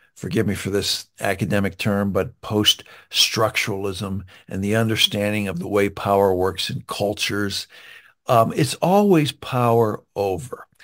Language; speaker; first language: English; native; English